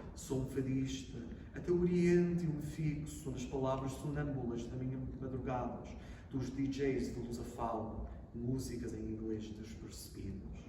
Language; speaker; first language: Portuguese; non-native, fluent; English